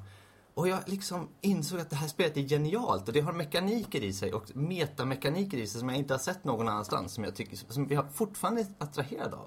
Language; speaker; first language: Swedish; native; Swedish